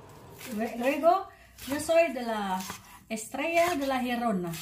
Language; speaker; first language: Spanish; non-native, learner; Indonesian